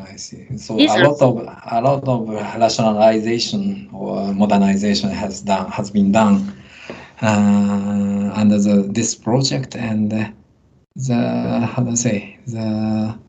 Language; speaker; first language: English; non-native, learner; Japanese